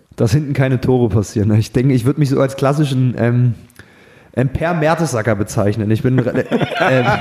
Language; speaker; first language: German; native; German